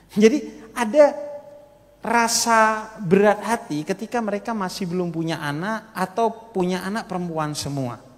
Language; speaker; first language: Indonesian; native; Indonesian